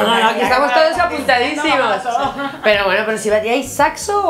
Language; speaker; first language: Spanish; native; Spanish